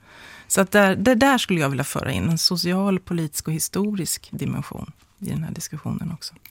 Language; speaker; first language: Swedish; native; Swedish